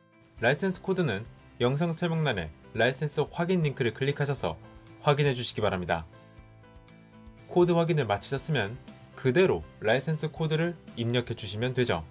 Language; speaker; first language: Korean; native; Korean